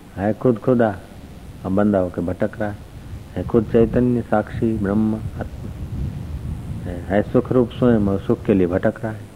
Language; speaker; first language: Hindi; non-native, local second language; Sindhi